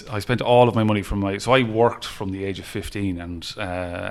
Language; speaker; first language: English; native; English